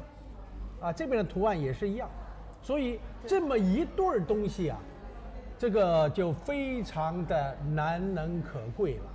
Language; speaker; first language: Chinese; native; Chinese